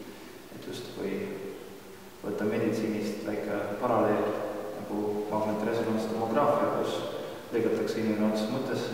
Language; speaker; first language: Estonian; native; Estonian